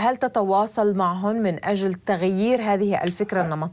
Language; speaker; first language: Arabic; native; Arabic